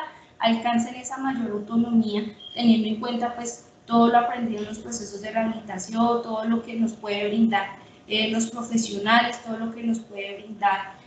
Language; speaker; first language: Spanish; native; Spanish